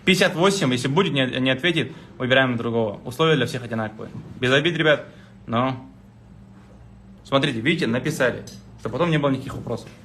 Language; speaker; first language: Russian; native; Russian